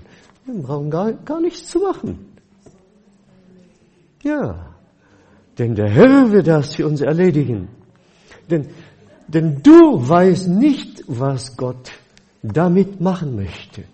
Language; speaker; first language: German; non-native, fluent; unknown